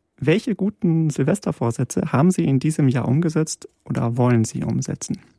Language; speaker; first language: German; early bilingual, other home language; Polish